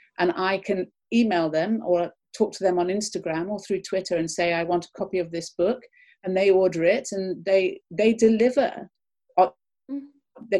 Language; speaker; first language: English; native; English